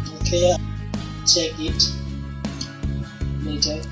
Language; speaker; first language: English; non-native, learner; Bangla